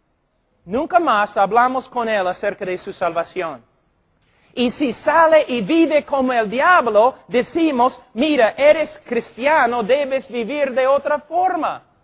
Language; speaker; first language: Spanish; non-native, fluent; English